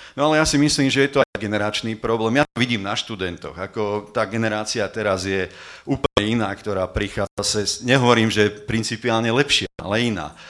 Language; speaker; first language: Slovak; native; Slovak